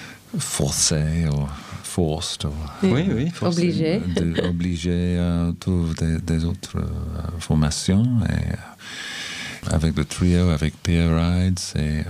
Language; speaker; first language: French; non-native, learner; English